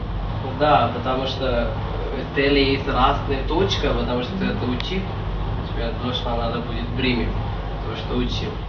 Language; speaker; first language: Russian; non-native, learner; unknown